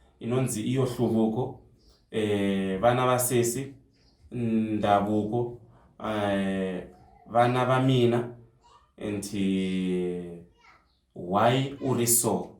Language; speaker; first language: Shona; non-native, local second language; Tsonga